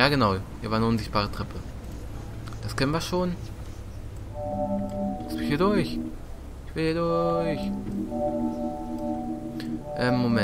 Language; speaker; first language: German; native; German